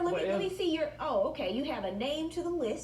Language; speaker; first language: English; native; English